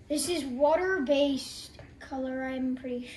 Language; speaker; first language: English; native; English